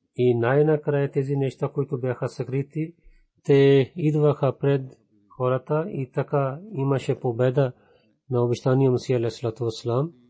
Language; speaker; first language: Bulgarian; non-native, fluent; Urdu